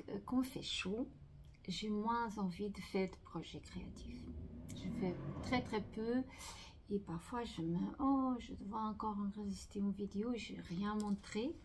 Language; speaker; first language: French; non-native, fluent; Portuguese